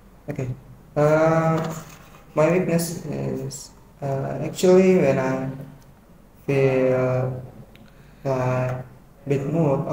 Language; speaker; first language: English; non-native, learner; Indonesian